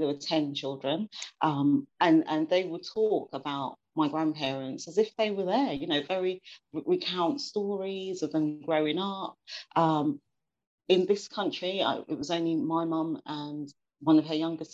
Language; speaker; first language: English; native; English